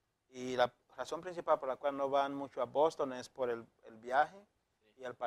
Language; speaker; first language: Spanish; native; Spanish